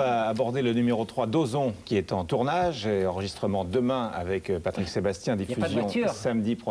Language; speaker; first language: French; native; French